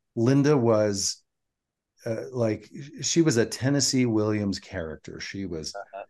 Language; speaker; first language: English; native; English